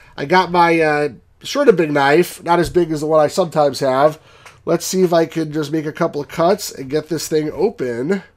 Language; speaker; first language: English; native; English